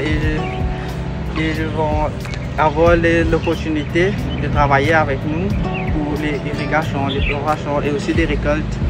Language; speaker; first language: French; non-native, local second language; Morisyen